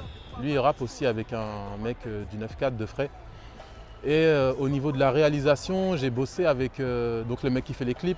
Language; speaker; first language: French; native; French